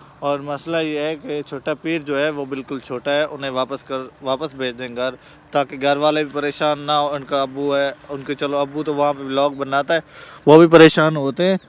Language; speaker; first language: Urdu; non-native, local second language; Baluchi